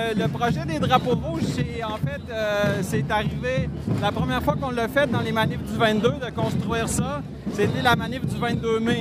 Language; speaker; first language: French; native; French